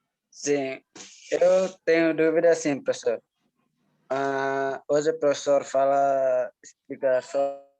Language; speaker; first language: Portuguese; non-native, learner; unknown